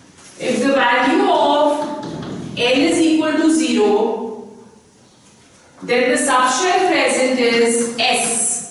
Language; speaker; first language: English; non-native, local second language; Hindi